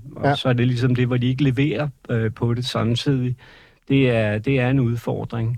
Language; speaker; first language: Danish; native; Danish